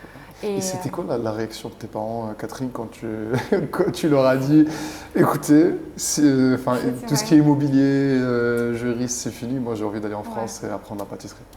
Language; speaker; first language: French; native; French